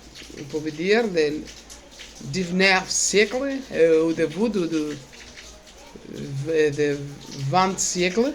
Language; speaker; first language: French; non-native, learner; Spanish